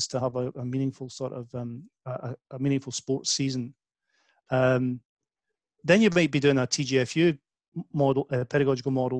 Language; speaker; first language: English; native; English